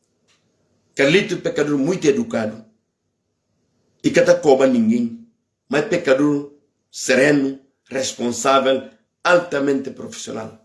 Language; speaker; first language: Portuguese; non-native, local second language; Upper Guinea Crioulo